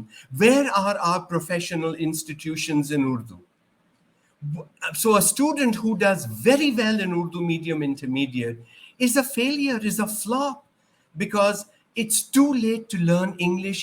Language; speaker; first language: English; non-native, local second language; Urdu